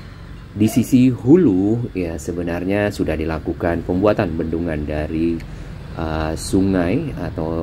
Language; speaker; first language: Indonesian; native; Indonesian